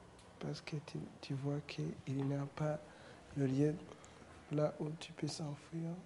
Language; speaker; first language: French; non-native, learner; Kinyarwanda